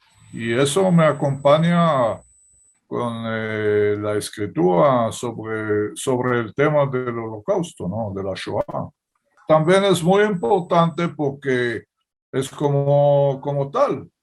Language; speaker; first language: Spanish; non-native, fluent; Hebrew